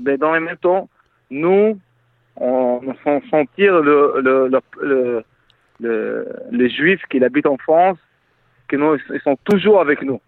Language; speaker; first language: French; non-native, fluent; Hebrew